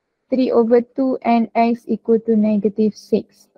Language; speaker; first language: English; non-native, local second language; Malay